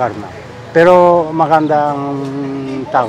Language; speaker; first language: Filipino; non-native, learner; Japanese